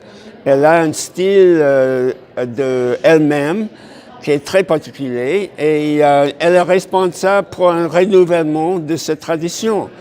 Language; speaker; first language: French; non-native, fluent; English